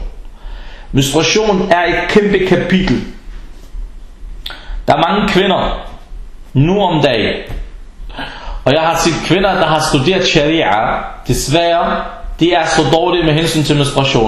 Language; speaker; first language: Danish; early bilingual, other home language; Arabic